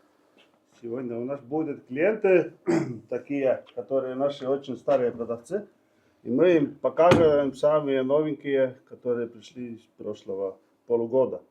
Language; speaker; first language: Russian; non-native, learner; Estonian